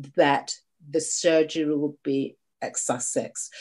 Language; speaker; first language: English; native; English